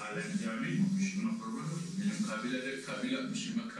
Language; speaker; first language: Turkish; non-native, learner; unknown